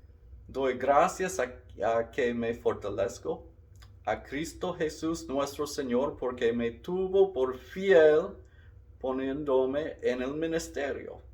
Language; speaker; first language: Spanish; non-native, learner; English